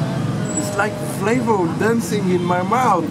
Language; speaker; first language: English; non-native, learner; French